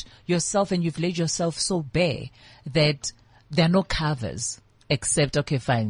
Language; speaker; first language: English; non-native, local second language; Northern Sotho